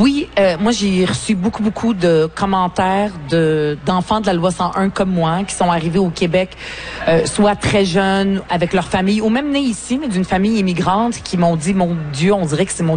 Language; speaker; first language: French; early bilingual, other home language; Arabic